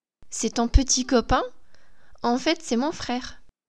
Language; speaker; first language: French; non-native, fluent; Polish